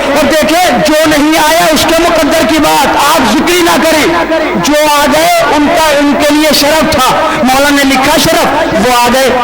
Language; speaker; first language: Urdu; native; Urdu